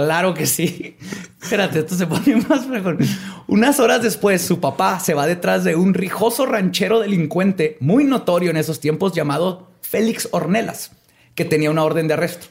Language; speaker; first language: Spanish; native; Spanish